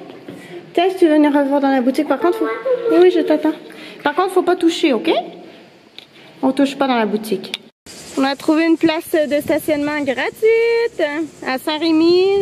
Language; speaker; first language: French; native; French